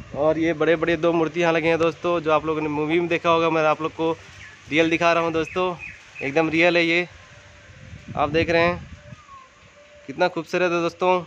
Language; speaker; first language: Hindi; non-native, local second language; Tamil